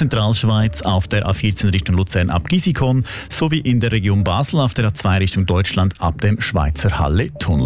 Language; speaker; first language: German; native; German